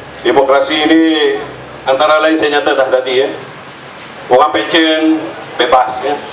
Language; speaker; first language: Malay; native; Malay